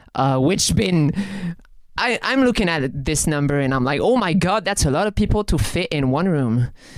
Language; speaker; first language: English; non-native, fluent; French